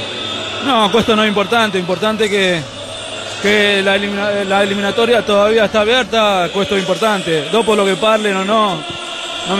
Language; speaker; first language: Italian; non-native, learner; Spanish